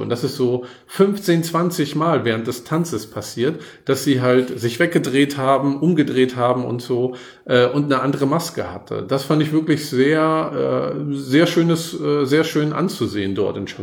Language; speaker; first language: German; native; German